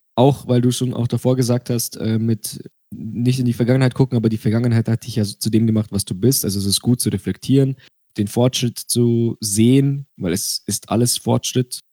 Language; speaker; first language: German; early bilingual, other home language; Russian